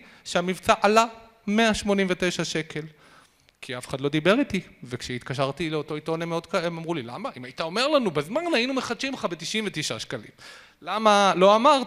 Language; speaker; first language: Hebrew; native; Hebrew